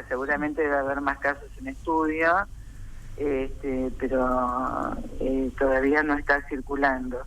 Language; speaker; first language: Spanish; native; Spanish